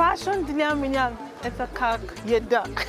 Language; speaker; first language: Russian; non-native, learner; Igbo